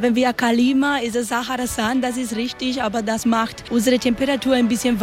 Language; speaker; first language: German; non-native, learner; Spanish